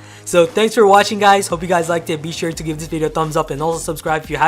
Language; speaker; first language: English; native; English